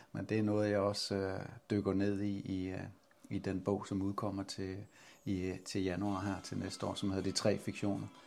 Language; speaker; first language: Danish; native; Danish